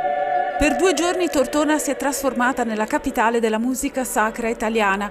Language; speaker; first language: Italian; native; Italian